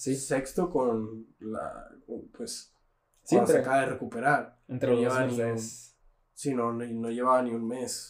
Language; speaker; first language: Spanish; native; Spanish